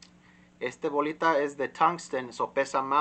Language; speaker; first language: Spanish; early bilingual, heritage; Spanish